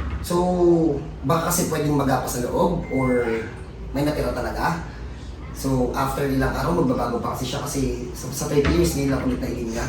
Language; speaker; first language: Filipino; native; Filipino